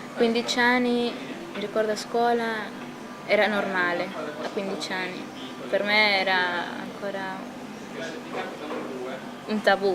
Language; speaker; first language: Italian; non-native, fluent; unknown